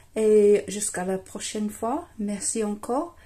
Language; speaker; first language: French; non-native, learner; English